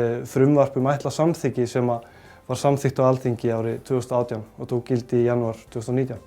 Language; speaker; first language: Icelandic; native; Icelandic